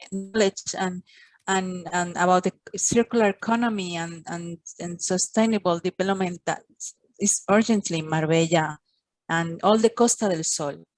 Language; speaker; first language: English; non-native, fluent; Spanish